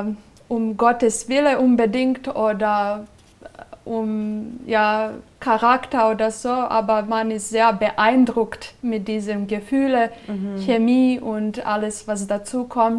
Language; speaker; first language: German; non-native, fluent; Serbian